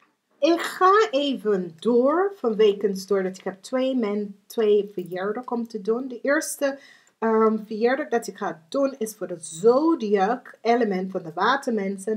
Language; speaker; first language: Dutch; non-native, learner; English